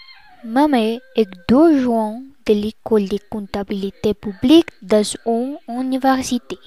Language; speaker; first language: French; non-native, learner; Spanish